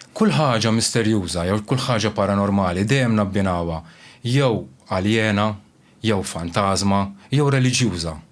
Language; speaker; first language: Maltese; early bilingual, other home language; Romanian